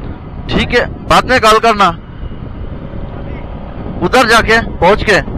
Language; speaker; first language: Hindi; non-native, local second language; Bangla